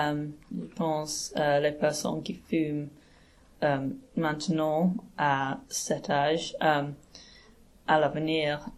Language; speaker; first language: French; non-native, learner; English